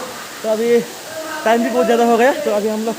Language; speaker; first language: Hindi; non-native, local second language; Nepali